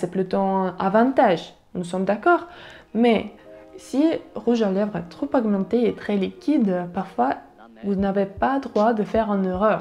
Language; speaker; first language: French; non-native, learner; Russian